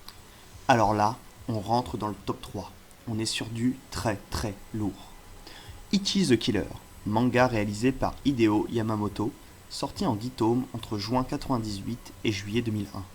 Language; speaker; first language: French; native; French